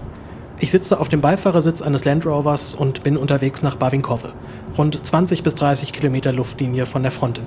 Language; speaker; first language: German; native; German